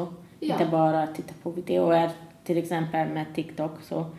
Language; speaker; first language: Swedish; non-native, fluent; Hungarian